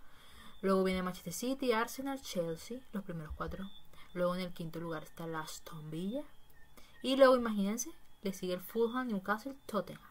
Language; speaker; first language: Spanish; native; Spanish